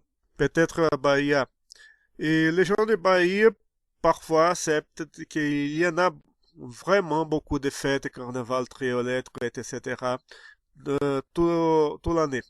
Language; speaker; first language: French; non-native, fluent; Portuguese